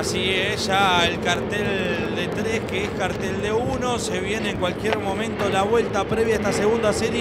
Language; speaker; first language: Spanish; native; Spanish